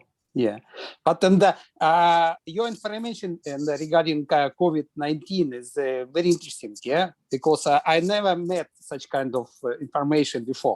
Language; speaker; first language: English; non-native, learner; Russian